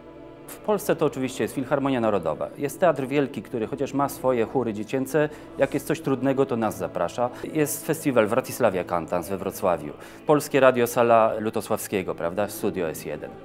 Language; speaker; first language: Polish; native; Polish